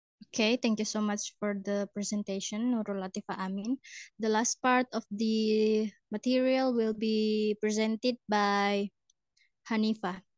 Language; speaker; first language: English; non-native, learner; Indonesian